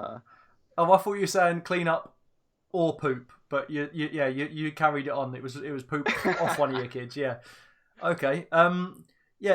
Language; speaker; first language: English; native; English